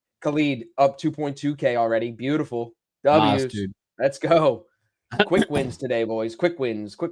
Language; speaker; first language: English; native; English